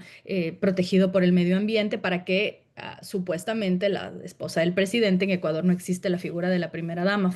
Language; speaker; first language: Spanish; native; Spanish